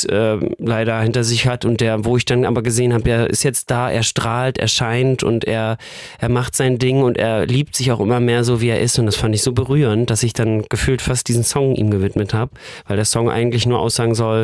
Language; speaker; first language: German; native; German